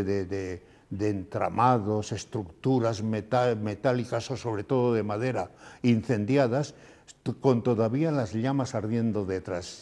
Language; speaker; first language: Spanish; native; Spanish